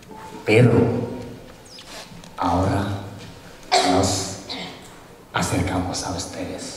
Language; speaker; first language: Spanish; non-native, fluent; Indonesian